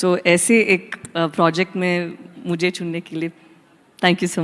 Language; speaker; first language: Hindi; non-native, local second language; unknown